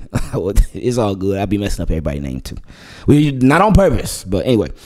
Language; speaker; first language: English; native; English